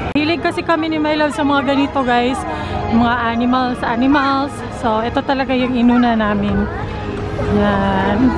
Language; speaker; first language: Filipino; non-native, local second language; Cebuano